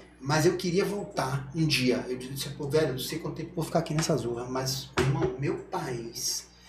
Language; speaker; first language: Portuguese; native; Portuguese